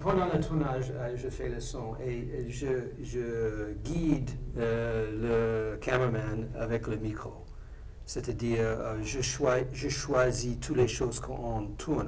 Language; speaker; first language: French; non-native, fluent; English